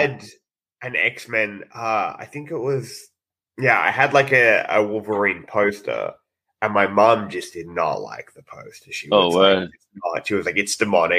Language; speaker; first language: English; native; English